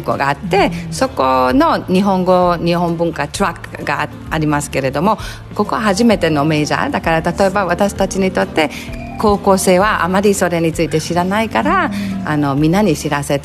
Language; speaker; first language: Japanese; non-native, fluent; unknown